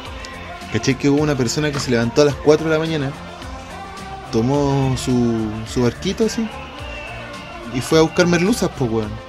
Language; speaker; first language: Spanish; native; Spanish